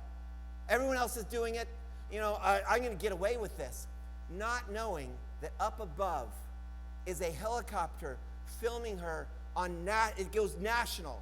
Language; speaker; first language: English; native; English